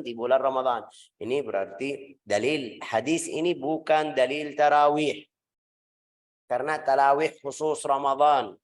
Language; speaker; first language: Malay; non-native, fluent; Arabic